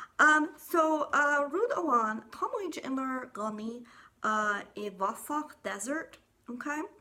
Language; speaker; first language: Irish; non-native, learner; English